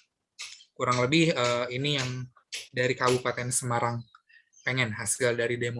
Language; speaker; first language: Indonesian; native; Indonesian